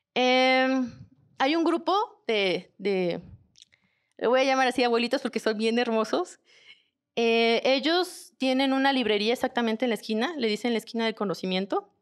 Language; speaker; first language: Spanish; native; Spanish